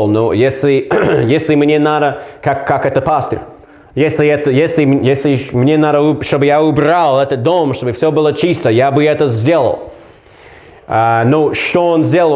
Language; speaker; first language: Russian; non-native, learner; English